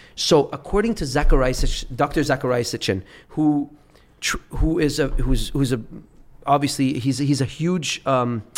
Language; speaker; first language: English; early bilingual, other home language; Arabic